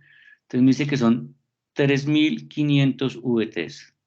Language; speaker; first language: Spanish; native; Spanish